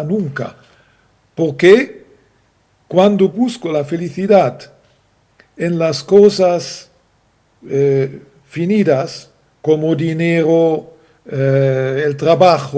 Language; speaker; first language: Spanish; non-native, fluent; German